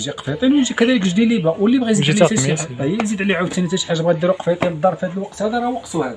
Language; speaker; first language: Arabic; native; Arabic